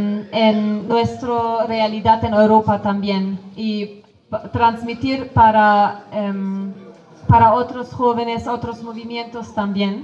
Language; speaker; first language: Spanish; non-native, fluent; Kurdish